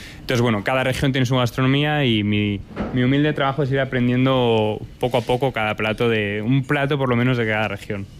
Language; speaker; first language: Spanish; native; Spanish